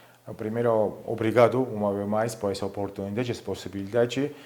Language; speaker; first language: Portuguese; non-native, fluent; Georgian